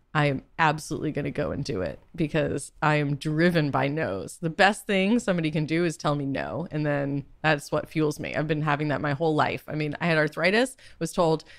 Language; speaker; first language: English; native; English